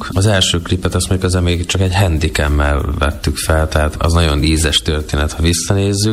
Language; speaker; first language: Hungarian; native; Hungarian